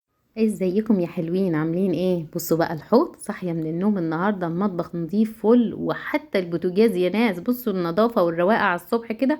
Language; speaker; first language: Arabic; native; Arabic